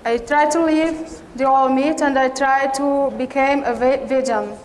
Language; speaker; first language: English; non-native, learner; Hungarian